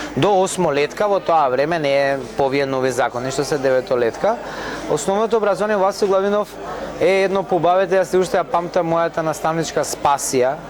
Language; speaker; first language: Macedonian; non-native, local second language; Romany